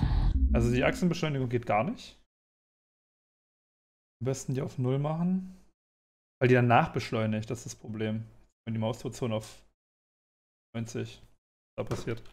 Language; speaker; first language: German; native; German